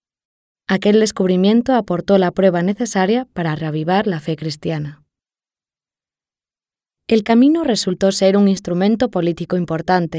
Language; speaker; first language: Spanish; native; Spanish